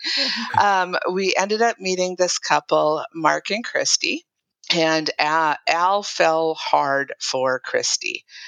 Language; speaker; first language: English; native; English